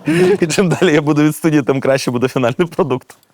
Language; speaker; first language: Ukrainian; native; Ukrainian